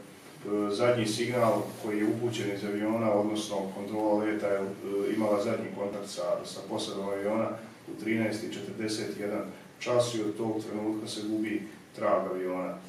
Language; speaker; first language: Bosnian; native; Bosnian